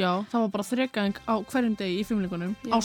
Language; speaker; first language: Icelandic; native; Icelandic